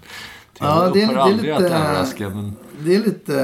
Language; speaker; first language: Swedish; native; Swedish